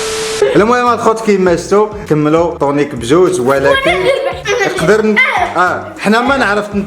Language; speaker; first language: Arabic; native; Arabic